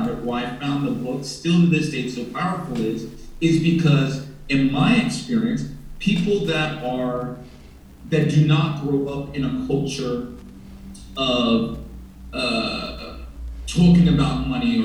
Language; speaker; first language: English; native; English